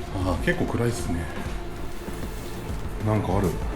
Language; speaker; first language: Japanese; native; Japanese